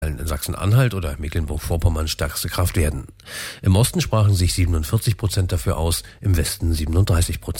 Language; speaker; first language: German; native; German